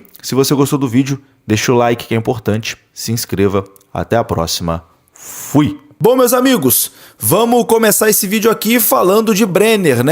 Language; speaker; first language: Portuguese; native; Portuguese